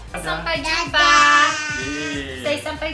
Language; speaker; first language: Indonesian; non-native, learner; English